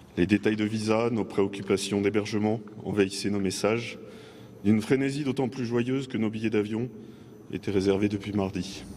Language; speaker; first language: French; native; French